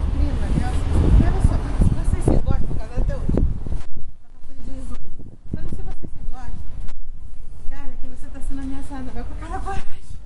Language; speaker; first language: Portuguese; native; Portuguese